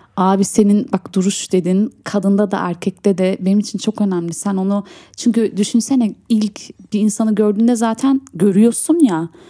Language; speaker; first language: Turkish; early bilingual, heritage; Turkish